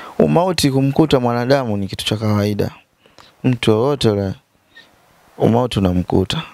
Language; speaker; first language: Swahili; native; Swahili